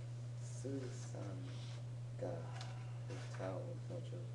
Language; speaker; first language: Japanese; non-native, learner; English